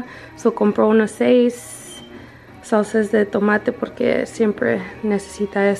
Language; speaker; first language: Spanish; early bilingual, heritage; Spanish